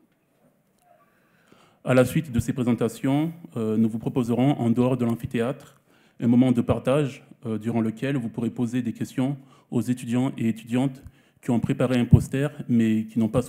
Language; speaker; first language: French; native; French